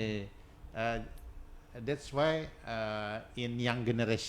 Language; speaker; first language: English; non-native, learner; Indonesian